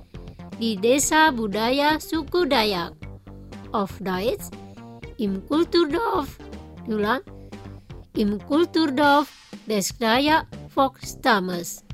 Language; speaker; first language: German; non-native, fluent; Indonesian